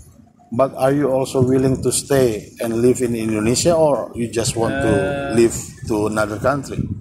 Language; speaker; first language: English; non-native, learner; Indonesian